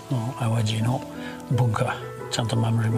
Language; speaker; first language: Japanese; non-native, learner; English